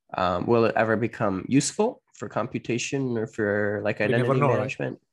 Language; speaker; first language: English; native; English